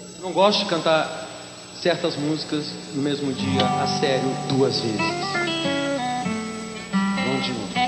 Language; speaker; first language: Portuguese; native; Portuguese